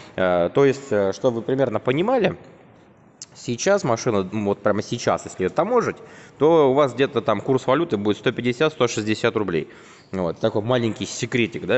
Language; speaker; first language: Russian; native; Russian